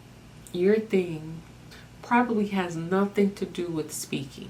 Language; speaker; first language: English; native; English